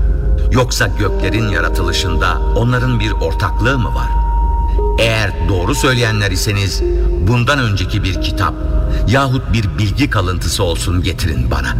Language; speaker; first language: Turkish; native; Turkish